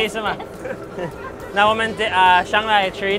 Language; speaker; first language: Chinese; non-native, learner; English